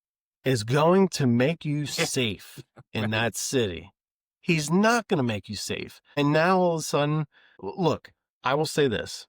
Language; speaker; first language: English; native; English